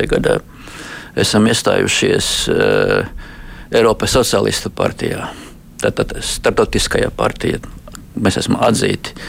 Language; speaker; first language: Latvian; non-native, local second language; Russian